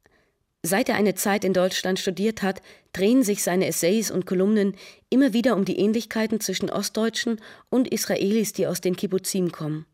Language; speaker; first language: German; native; German